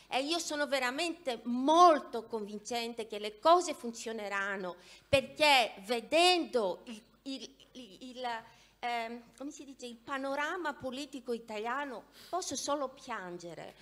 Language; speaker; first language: Italian; non-native, fluent; Greek